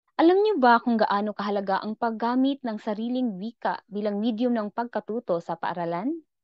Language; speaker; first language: Filipino; non-native, local second language; Cebuano